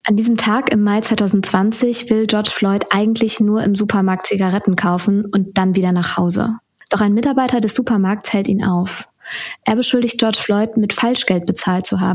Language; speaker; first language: German; native; German